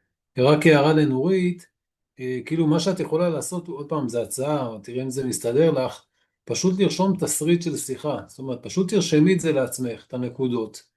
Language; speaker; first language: Hebrew; native; Hebrew